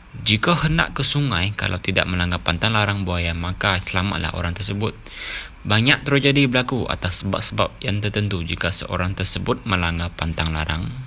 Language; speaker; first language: Malay; non-native, local second language; Iban